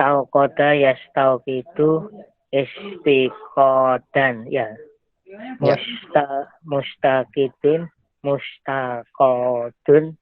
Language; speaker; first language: Arabic; non-native, learner; Indonesian